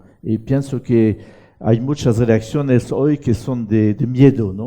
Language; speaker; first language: Spanish; non-native, fluent; French